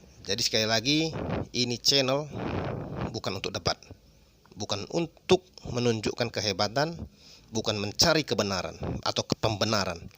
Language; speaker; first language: Indonesian; native; Indonesian